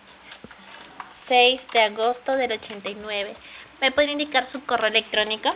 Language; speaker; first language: Spanish; native; Spanish